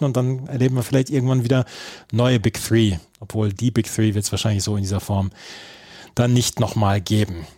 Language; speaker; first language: German; native; German